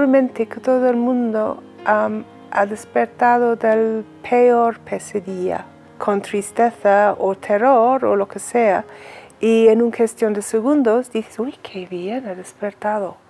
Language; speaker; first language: Spanish; non-native, fluent; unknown